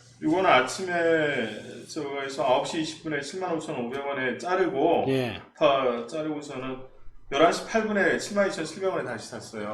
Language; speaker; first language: Korean; native; Korean